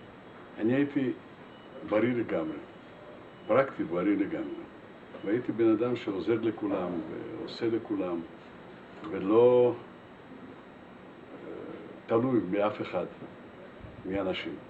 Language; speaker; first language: Hebrew; non-native, fluent; Russian